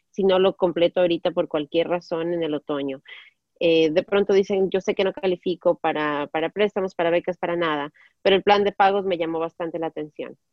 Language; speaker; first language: Spanish; native; Spanish